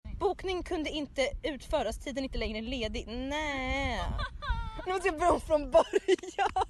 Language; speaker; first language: Swedish; non-native, fluent; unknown